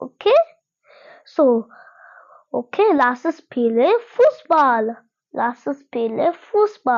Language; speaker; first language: German; non-native, learner; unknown